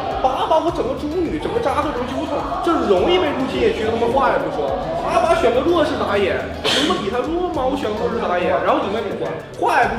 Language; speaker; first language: Chinese; native; Chinese